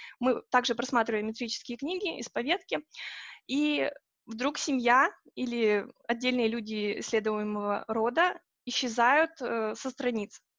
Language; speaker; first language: Russian; native; Russian